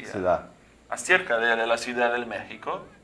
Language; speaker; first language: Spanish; non-native, learner; Portuguese